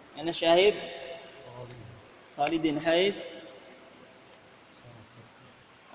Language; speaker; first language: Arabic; non-native, fluent; Indonesian